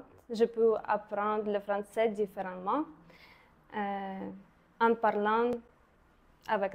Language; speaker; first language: French; non-native, learner; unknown